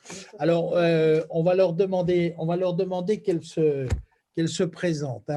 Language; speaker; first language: French; native; French